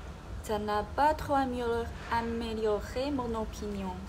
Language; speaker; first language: French; non-native, learner; Chinese